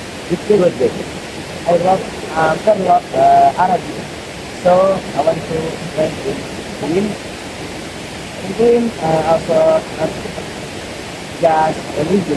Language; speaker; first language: English; non-native, learner; Indonesian